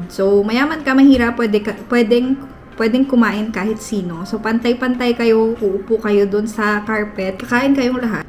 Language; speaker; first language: Filipino; native; Filipino